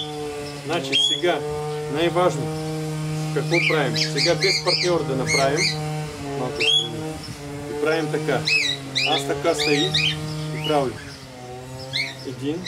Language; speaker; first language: Bulgarian; non-native, learner; Russian